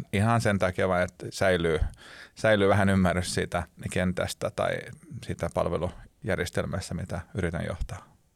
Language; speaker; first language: Finnish; non-native, local second language; Swedish